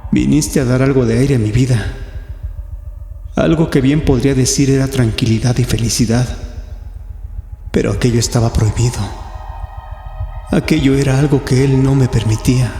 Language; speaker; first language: Spanish; native; Spanish